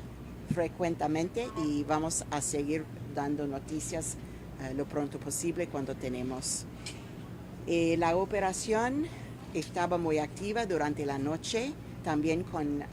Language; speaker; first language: Spanish; non-native, fluent; English